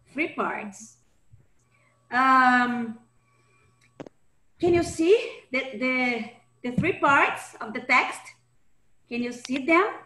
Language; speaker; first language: English; non-native, fluent; Portuguese